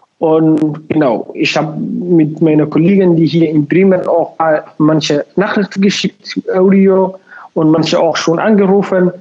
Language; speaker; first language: German; non-native, learner; Somali